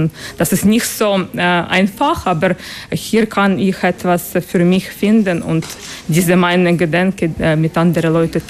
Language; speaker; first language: German; non-native, learner; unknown